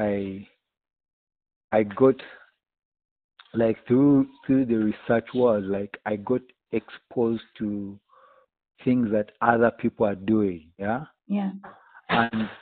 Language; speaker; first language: English; non-native, local second language; Ganda